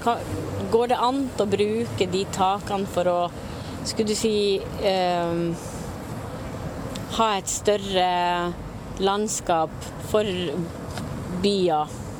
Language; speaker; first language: Norwegian; native; Norwegian